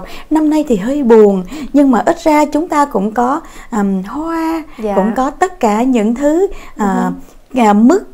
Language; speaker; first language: Vietnamese; native; Vietnamese